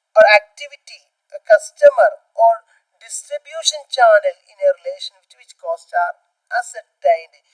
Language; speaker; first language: English; non-native, local second language; Malayalam